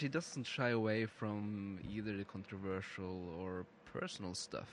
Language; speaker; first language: English; non-native, fluent; Norwegian